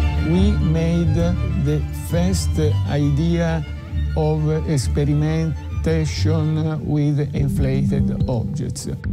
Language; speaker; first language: English; non-native, fluent; Italian